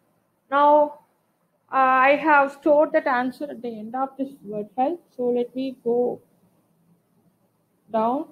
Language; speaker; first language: English; non-native, local second language; Tamil